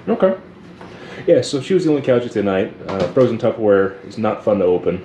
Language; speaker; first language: English; native; English